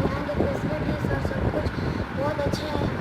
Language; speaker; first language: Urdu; early bilingual, heritage; Urdu